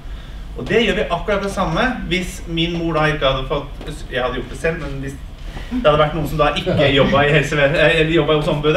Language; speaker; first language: Norwegian; native; Norwegian